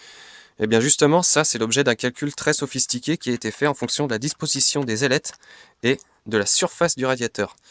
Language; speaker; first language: French; native; French